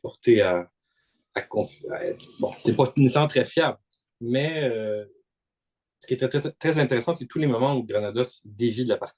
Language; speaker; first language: French; native; French